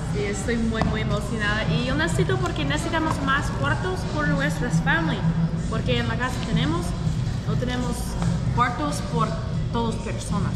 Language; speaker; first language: Spanish; non-native, learner; English